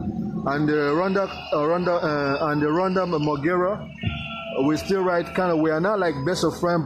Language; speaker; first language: English; non-native, local second language; Igbo